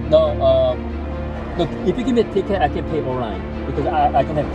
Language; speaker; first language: English; non-native, fluent; Korean